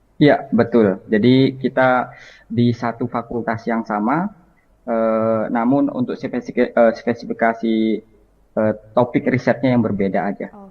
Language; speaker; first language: Indonesian; native; Indonesian